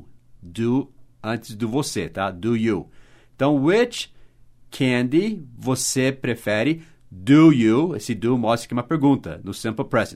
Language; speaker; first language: Portuguese; non-native, fluent; English